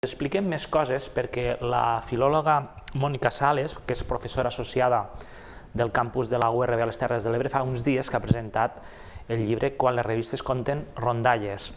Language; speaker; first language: Catalan; native; Catalan